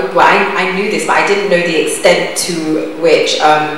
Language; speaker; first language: English; native; English